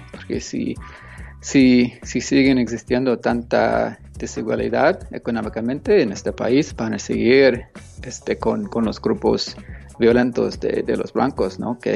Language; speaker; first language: Spanish; non-native, fluent; English